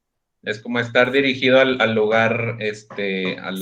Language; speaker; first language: Spanish; native; Spanish